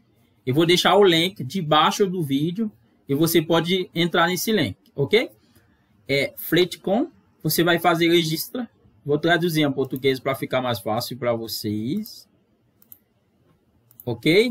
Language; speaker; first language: Portuguese; non-native, fluent; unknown